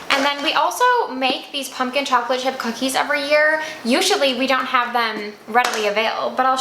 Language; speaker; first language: English; native; English